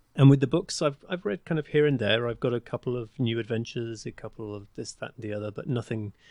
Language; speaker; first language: English; native; English